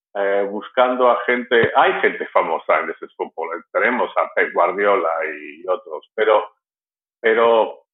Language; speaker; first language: Spanish; native; Spanish